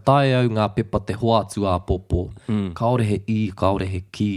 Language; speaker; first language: Māori; non-native, local second language; English